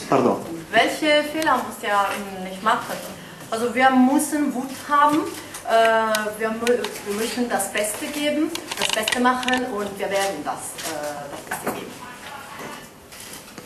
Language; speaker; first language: German; non-native, fluent; Italian